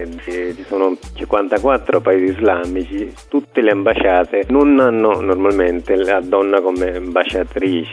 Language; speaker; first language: Italian; non-native, fluent; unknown